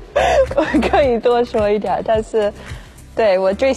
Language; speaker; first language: Chinese; early bilingual, heritage; Chinese